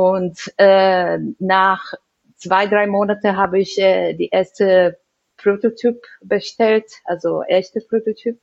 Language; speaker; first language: German; non-native, fluent; Portuguese